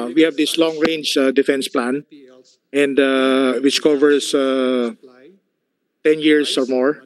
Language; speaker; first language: English; non-native, local second language; Filipino